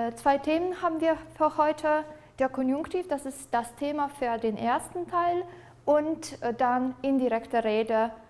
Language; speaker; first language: German; non-native, fluent; Polish